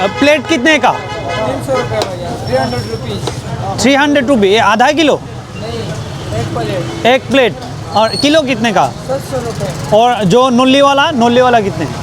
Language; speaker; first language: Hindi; non-native, learner; Bangla